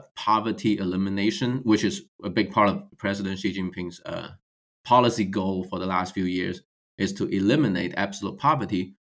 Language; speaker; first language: English; non-native, fluent; Chinese